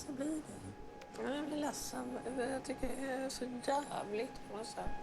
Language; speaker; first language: Swedish; native; Swedish